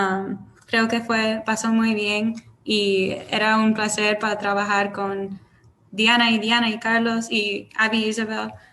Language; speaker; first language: Spanish; non-native, learner; English